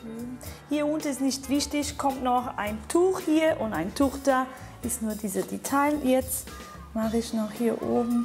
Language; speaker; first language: German; non-native, fluent; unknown